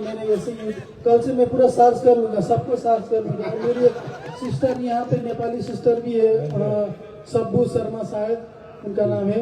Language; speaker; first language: Hindi; non-native, local second language; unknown